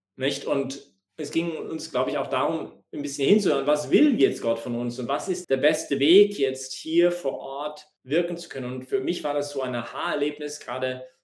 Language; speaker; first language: German; non-native, fluent; English